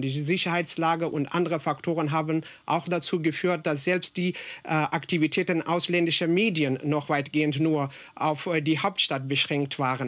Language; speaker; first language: German; non-native, fluent; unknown